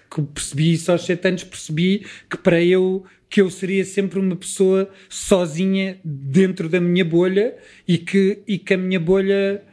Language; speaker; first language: Portuguese; native; Portuguese